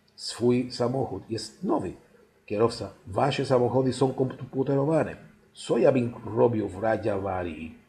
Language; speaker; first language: Polish; non-native, fluent; Spanish